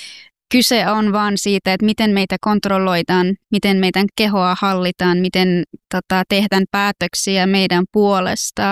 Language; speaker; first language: Finnish; early bilingual, other home language; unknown